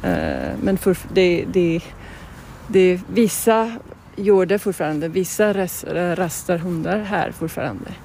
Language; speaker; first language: Swedish; non-native, fluent; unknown